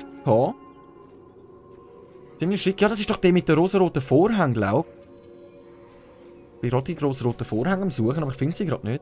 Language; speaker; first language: German; native; German